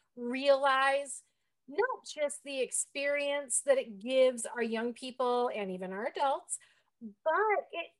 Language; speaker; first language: English; native; English